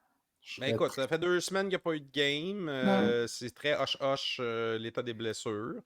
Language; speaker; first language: French; native; French